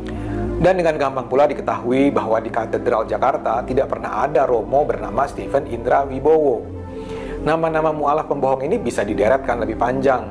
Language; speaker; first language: Indonesian; native; Indonesian